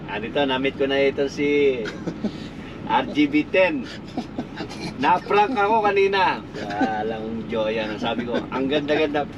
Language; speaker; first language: Filipino; native; Filipino